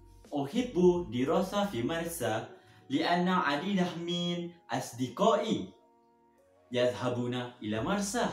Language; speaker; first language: Arabic; non-native, learner; Malay